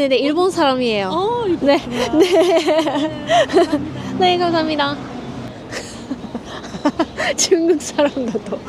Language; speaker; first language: Korean; non-native, learner; Japanese